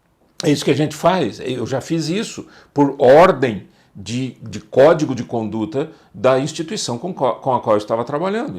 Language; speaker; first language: Portuguese; native; Portuguese